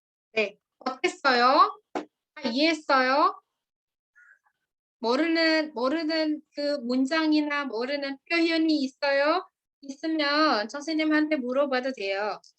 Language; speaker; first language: Korean; non-native, fluent; Indonesian